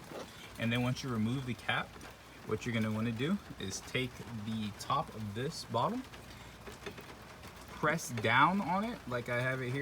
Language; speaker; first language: English; native; English